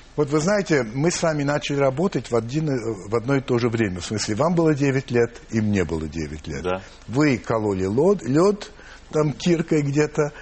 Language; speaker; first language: Russian; early bilingual, heritage; English